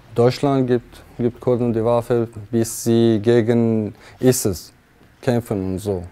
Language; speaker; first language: German; non-native, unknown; Kurdish